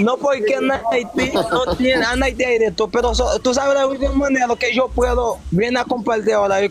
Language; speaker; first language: Spanish; non-native, learner; Haitian Creole